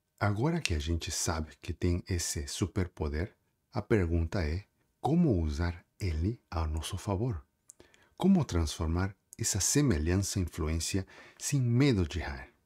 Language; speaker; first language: Portuguese; non-native, fluent; Spanish